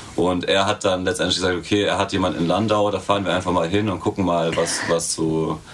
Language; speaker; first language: German; native; German